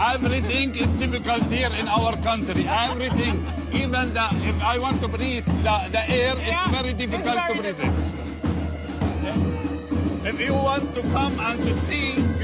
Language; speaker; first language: English; non-native, fluent; Arabic